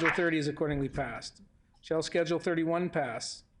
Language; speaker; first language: English; native; English